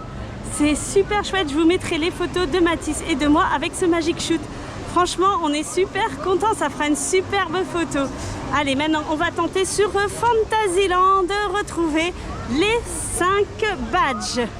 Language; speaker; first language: French; native; French